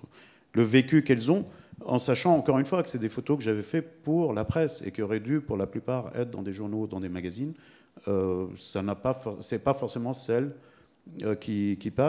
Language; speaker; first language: French; native; French